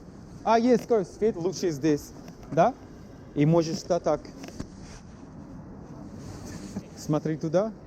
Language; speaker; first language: Russian; non-native, learner; English